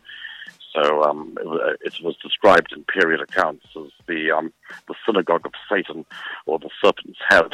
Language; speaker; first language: English; native; English